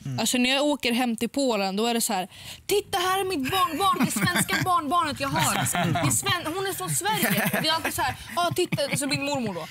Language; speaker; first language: Swedish; early bilingual, other home language; Polish